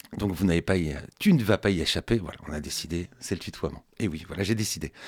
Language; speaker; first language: French; native; French